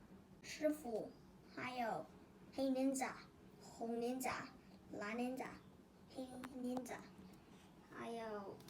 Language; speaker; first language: Chinese; early bilingual, heritage; Chinese